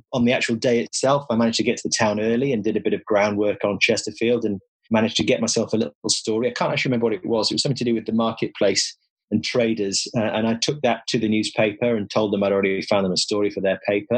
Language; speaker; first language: English; native; English